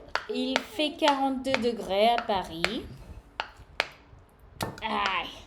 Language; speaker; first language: French; non-native, fluent; English